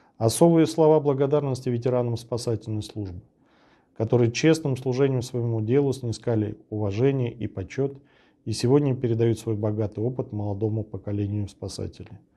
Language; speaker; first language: Russian; native; Russian